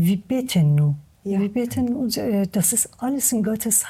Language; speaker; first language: German; non-native, learner; Persian